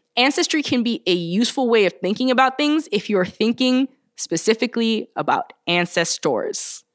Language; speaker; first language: English; early bilingual, other home language; Bulgarian